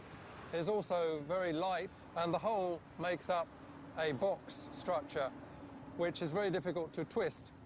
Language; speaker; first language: English; native; English